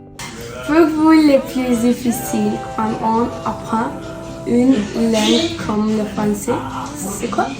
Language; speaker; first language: French; non-native, learner; Spanish